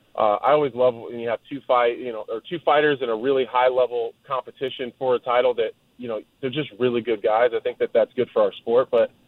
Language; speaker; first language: English; native; English